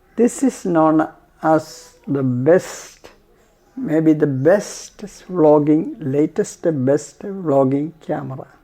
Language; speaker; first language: English; non-native, local second language; Malayalam